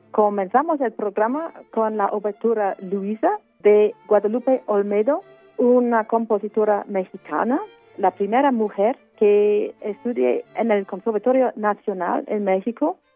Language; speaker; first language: Spanish; non-native, fluent; English